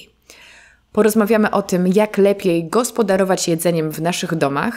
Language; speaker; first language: Polish; native; Polish